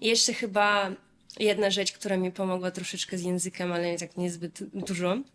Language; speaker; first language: Polish; non-native, fluent; Russian